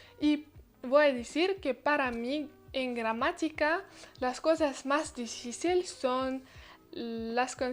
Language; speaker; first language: Spanish; non-native, learner; Russian